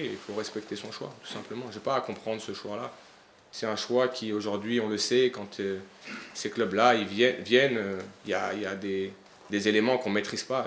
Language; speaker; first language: French; native; French